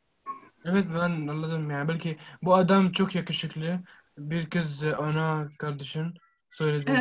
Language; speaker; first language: Turkish; non-native, learner; Arabic